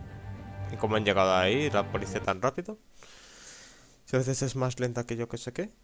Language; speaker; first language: Spanish; native; Spanish